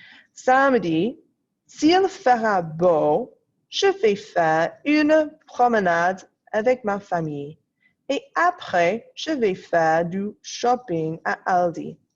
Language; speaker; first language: French; non-native, fluent; English